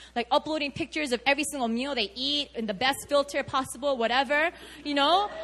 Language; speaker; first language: English; native; English